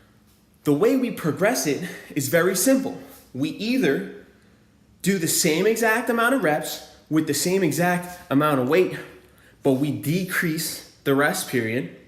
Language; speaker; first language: English; native; English